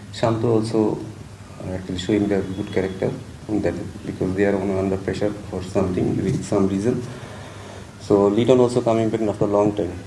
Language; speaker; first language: English; non-native, local second language; Bangla